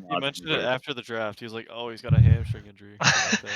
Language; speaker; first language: English; native; English